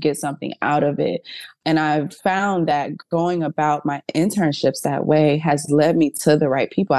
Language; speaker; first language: English; native; English